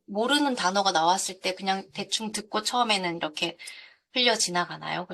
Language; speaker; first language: Korean; native; Korean